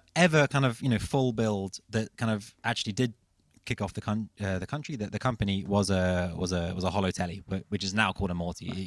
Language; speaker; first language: English; native; English